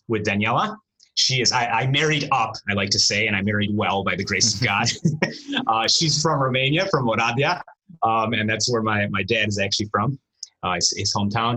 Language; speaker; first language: English; early bilingual, other home language; Romanian